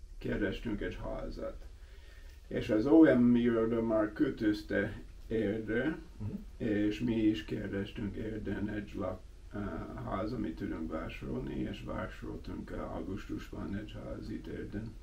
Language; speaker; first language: Hungarian; non-native, learner; English